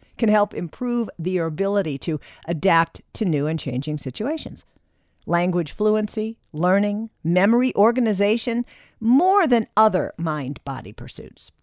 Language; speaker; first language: English; native; English